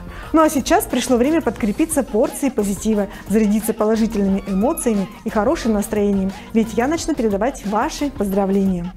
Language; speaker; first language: Russian; native; Russian